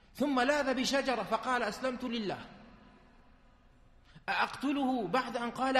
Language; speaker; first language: Arabic; native; Arabic